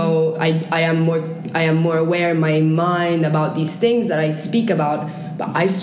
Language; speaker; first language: English; non-native, fluent; Italian